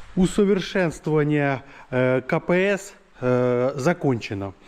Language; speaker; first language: Russian; non-native, local second language; Ukrainian